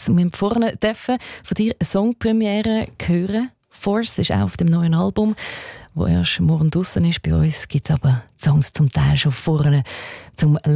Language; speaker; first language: German; native; German